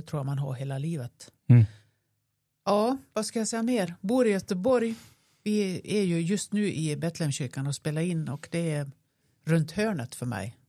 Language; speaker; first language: Swedish; native; Swedish